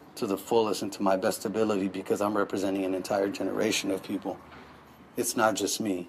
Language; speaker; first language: English; native; English